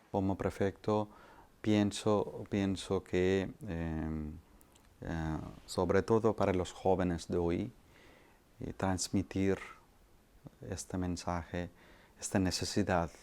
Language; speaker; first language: Spanish; non-native, fluent; Malayalam